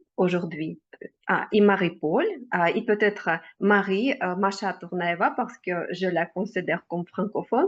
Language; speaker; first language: French; non-native, learner; Russian